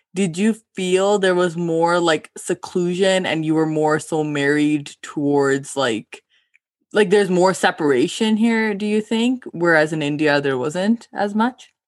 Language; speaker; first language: English; early bilingual, other home language; Hindi